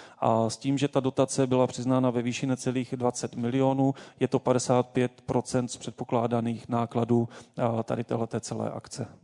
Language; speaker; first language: Czech; native; Czech